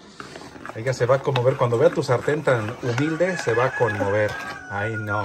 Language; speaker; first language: Spanish; native; Spanish